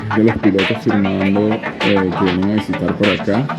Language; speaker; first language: Spanish; native; Spanish